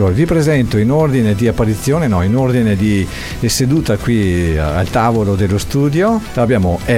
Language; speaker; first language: Italian; native; Italian